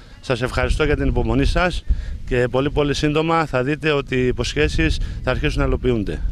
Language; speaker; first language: Greek; native; Greek